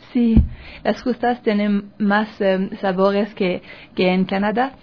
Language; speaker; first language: Spanish; non-native, learner; French